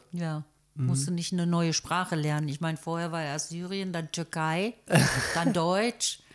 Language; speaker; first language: German; native; German